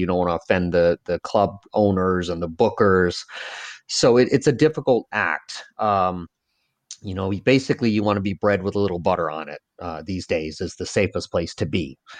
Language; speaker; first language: English; early bilingual, other home language; Lao